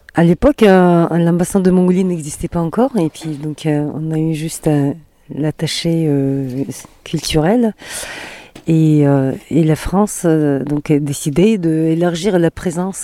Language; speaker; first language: French; non-native, fluent; Mongolian